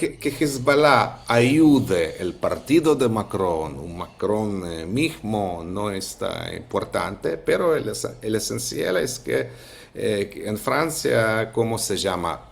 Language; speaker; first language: Spanish; non-native, fluent; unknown